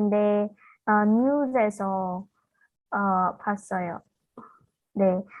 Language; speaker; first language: Korean; non-native, learner; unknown